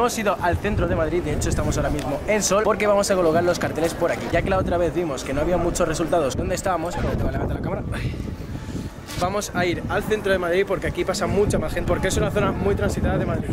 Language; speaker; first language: Spanish; native; Spanish